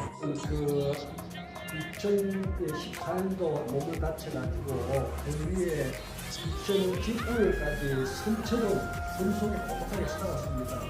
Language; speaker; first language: Korean; native; Korean